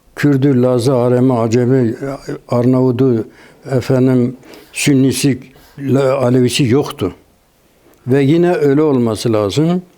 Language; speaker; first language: Turkish; non-native, local second language; Kurdish